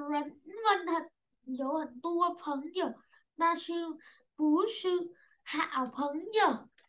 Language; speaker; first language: Chinese; non-native, learner; Vietnamese